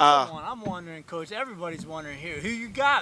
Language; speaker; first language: English; native; English